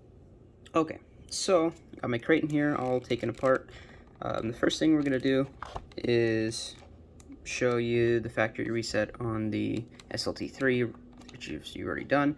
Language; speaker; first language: English; native; English